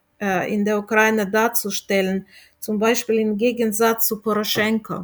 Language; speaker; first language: German; non-native, fluent; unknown